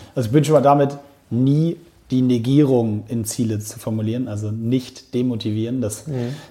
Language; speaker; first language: German; native; German